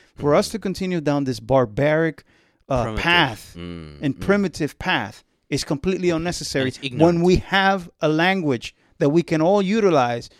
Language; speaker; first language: English; early bilingual, other home language; Spanish